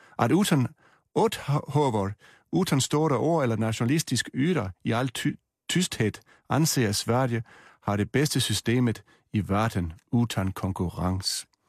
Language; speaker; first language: Swedish; native; Swedish